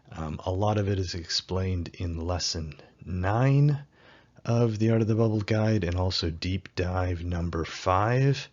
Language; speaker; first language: English; native; English